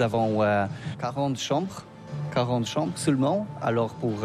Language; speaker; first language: French; non-native, learner; Polish